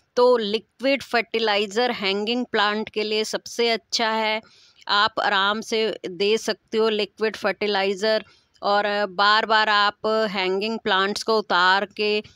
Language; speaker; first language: Hindi; native; Hindi